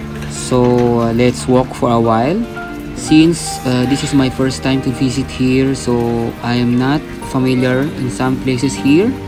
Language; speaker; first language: English; non-native, local second language; Filipino